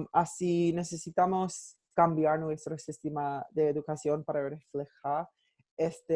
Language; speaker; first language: Spanish; non-native, learner; English